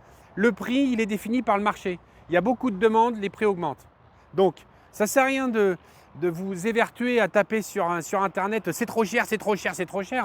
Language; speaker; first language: French; native; French